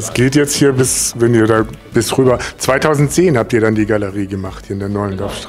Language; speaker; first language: German; native; German